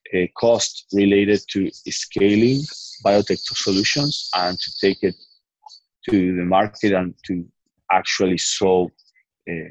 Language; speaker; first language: English; non-native, fluent; Spanish